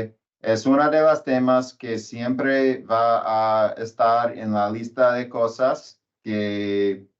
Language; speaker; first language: Spanish; non-native, learner; English